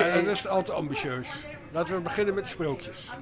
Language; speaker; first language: Dutch; native; Dutch